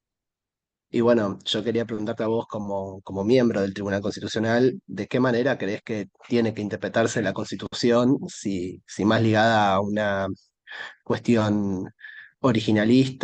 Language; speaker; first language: Spanish; native; Spanish